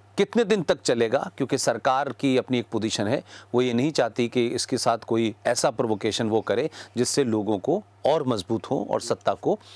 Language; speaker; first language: Hindi; native; Hindi